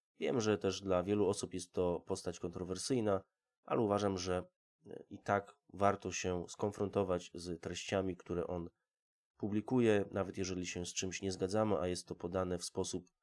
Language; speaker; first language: Polish; native; Polish